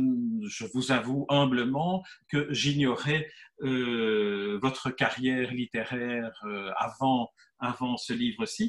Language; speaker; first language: French; native; French